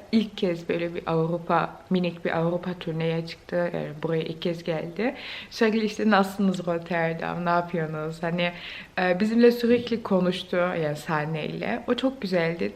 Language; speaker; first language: Turkish; early bilingual, heritage; Turkish